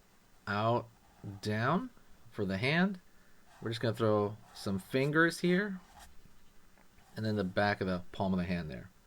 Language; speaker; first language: English; native; English